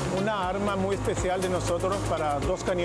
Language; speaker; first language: Spanish; non-native, learner; Hebrew